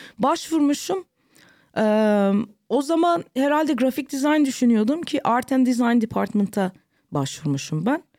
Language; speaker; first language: Turkish; early bilingual, heritage; Turkish